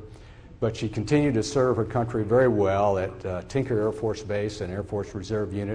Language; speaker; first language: English; native; English